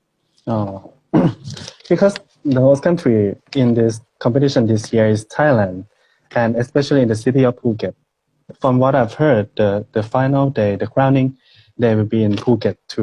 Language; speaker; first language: English; non-native, fluent; Thai